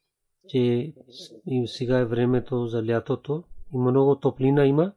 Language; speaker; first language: Bulgarian; non-native, learner; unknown